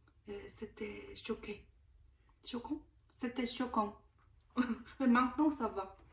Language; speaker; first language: French; non-native, learner; Korean